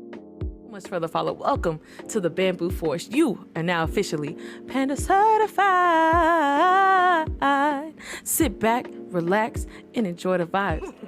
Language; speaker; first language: English; native; English